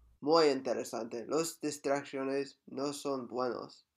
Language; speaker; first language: Spanish; non-native, learner; English